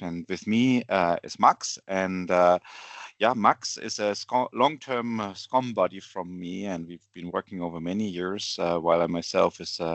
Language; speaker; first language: English; non-native, fluent; German